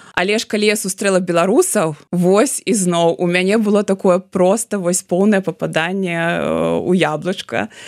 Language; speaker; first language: Belarusian; non-native, local second language; Russian